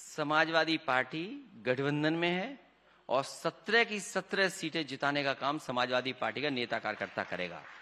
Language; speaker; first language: Hindi; native; Hindi